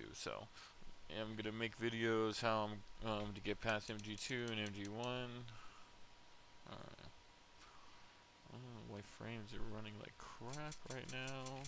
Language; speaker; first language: English; native; English